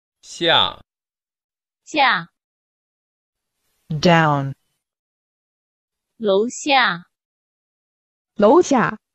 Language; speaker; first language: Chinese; non-native, learner; Urdu